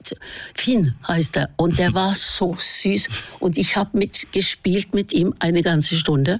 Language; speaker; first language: German; non-native, fluent; Norwegian